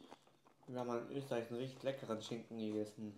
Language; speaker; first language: German; native; German